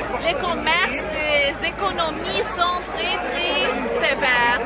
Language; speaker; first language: French; non-native, learner; Arabic